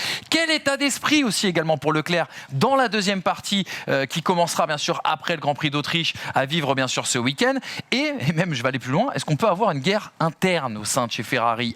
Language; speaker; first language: French; native; French